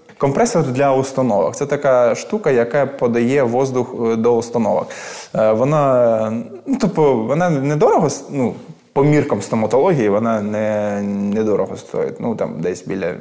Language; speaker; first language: Ukrainian; non-native, local second language; Russian